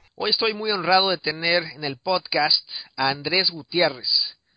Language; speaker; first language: Spanish; native; Spanish